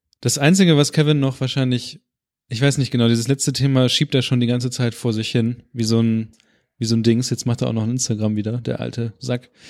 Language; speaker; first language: German; native; German